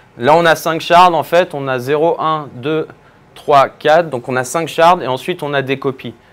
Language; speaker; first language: French; native; French